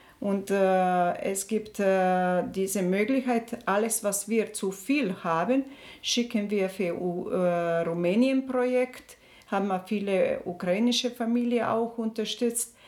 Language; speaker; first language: German; non-native, learner; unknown